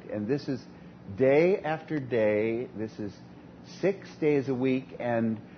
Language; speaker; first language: English; native; English